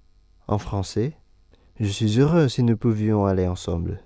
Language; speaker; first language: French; non-native, fluent; Indonesian